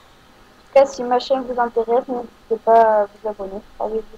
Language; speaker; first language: French; native; French